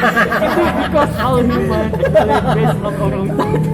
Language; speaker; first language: English; non-native, learner; Indonesian